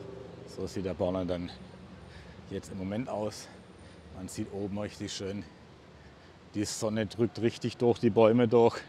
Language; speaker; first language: German; native; German